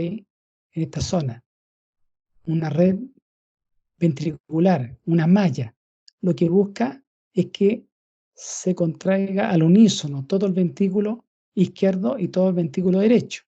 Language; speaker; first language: Spanish; native; Spanish